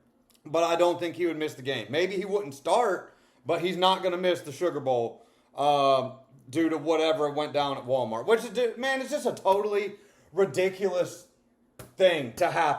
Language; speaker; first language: English; native; English